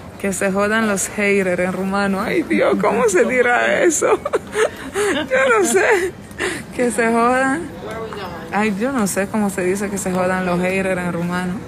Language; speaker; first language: Spanish; non-native, fluent; Romanian